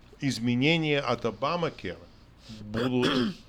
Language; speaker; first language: Russian; non-native, fluent; English